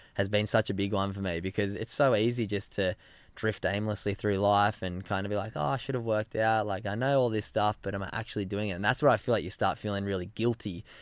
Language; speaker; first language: English; native; English